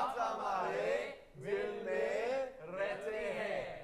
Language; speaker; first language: Hindi; non-native, learner; Korean